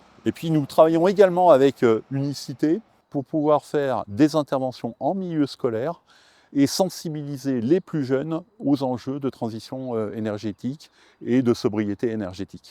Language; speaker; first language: French; native; French